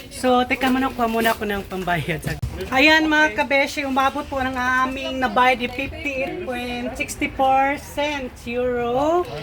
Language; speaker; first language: Filipino; non-native, local second language; Cebuano